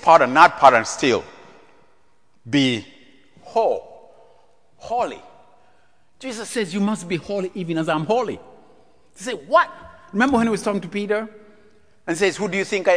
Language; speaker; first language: English; non-native, local second language; Ganda